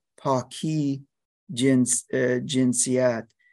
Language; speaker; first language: Persian; non-native, learner; English